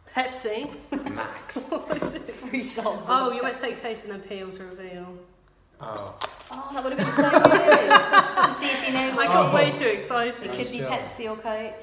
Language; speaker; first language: English; native; English